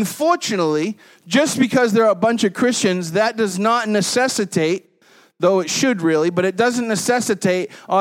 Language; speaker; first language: English; native; English